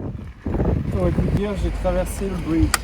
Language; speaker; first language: French; native; French